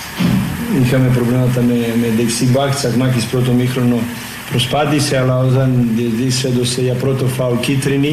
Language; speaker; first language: Greek; non-native, learner; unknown